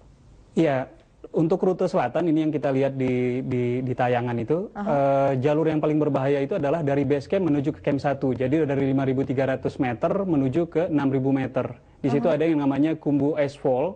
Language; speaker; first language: Indonesian; native; Indonesian